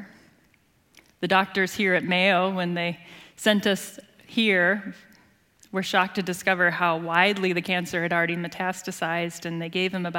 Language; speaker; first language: English; native; English